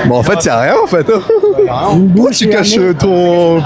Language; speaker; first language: French; native; French